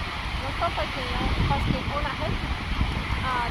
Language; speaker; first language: French; non-native, learner; Portuguese